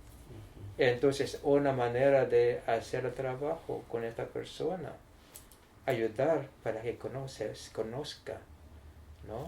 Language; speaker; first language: Spanish; non-native, learner; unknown